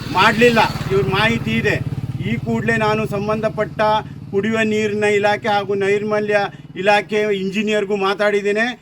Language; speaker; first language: Kannada; native; Kannada